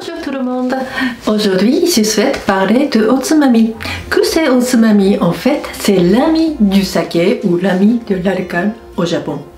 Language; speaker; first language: French; non-native, fluent; Japanese